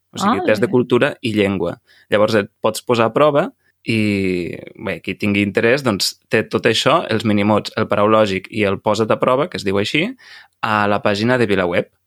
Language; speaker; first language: Catalan; native; Catalan